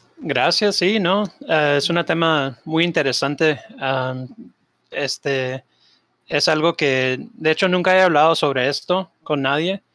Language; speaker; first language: Spanish; early bilingual, heritage; Spanish